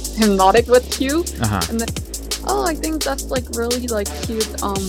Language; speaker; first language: English; non-native, learner; Korean